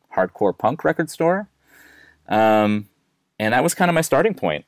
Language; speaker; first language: English; native; English